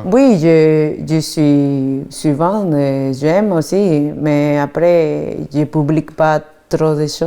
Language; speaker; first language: French; non-native, fluent; Spanish